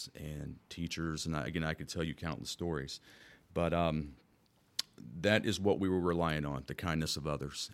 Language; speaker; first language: English; native; English